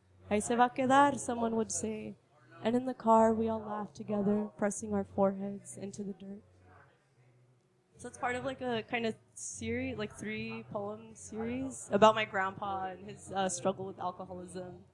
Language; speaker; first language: English; native; English